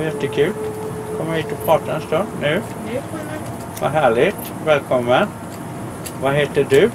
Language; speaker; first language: Swedish; native; Swedish